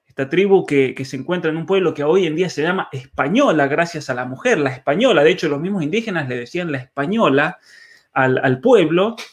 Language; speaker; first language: Spanish; native; Spanish